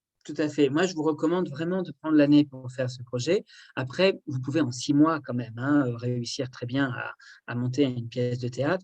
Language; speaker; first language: French; native; French